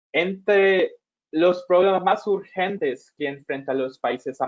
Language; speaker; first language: Spanish; non-native, fluent; Portuguese